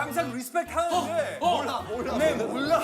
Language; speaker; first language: Korean; non-native, learner; French